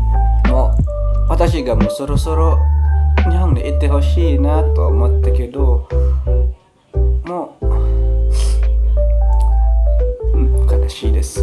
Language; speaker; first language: Japanese; non-native, learner; Indonesian